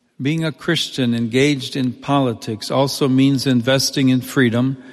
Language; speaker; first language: English; native; English